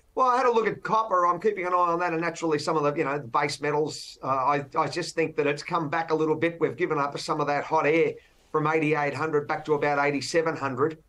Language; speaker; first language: English; native; English